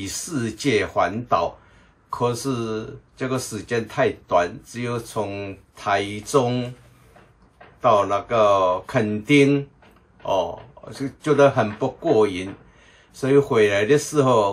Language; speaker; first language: Chinese; non-native, local second language; Min Nan Chinese